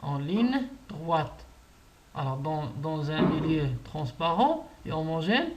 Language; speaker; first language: French; non-native, local second language; Arabic